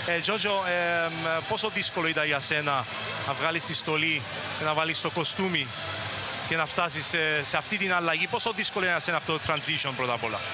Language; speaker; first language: Greek; native; Greek